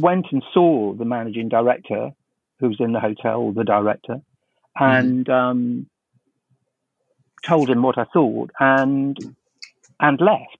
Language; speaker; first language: English; native; English